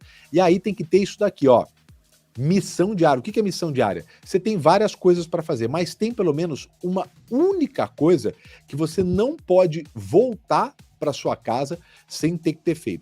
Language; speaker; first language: Portuguese; native; Portuguese